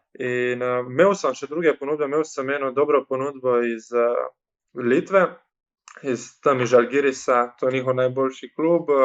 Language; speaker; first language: Slovenian; early bilingual, other home language; Bosnian